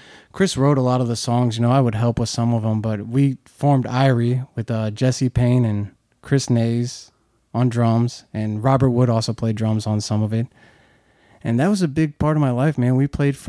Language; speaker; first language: English; native; English